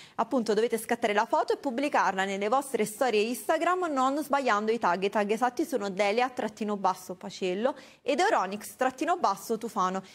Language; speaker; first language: Italian; native; Italian